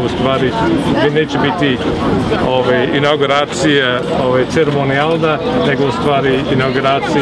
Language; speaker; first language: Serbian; non-native, fluent; English